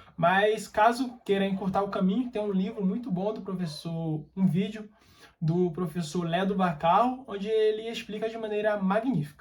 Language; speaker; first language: Portuguese; native; Portuguese